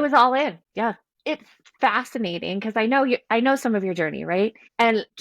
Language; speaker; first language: English; native; English